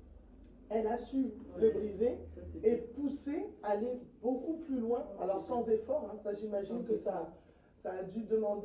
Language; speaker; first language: French; native; French